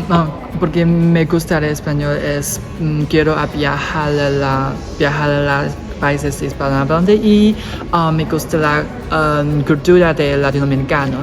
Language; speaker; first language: Spanish; non-native, learner; Chinese